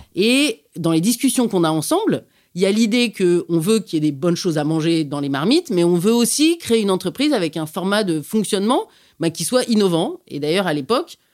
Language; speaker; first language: French; native; French